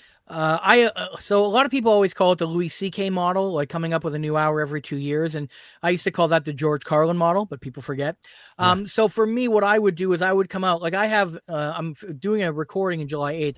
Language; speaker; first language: English; native; English